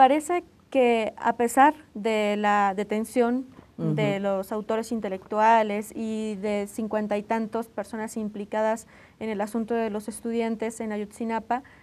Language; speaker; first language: Spanish; native; Spanish